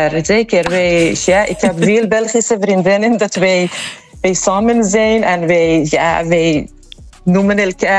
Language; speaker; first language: Dutch; non-native, fluent; Persian